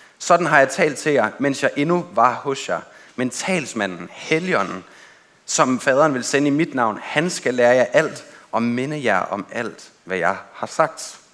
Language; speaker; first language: Danish; native; Danish